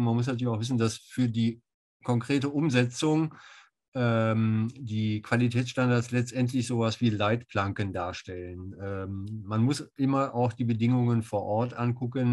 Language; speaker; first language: German; native; German